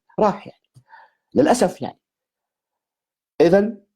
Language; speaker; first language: Arabic; native; Arabic